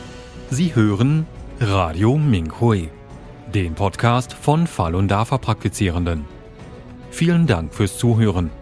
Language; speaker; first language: German; native; German